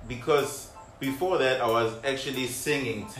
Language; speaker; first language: English; non-native, local second language; Zulu